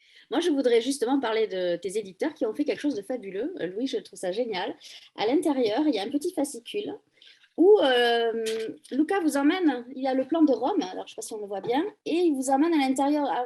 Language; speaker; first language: French; native; French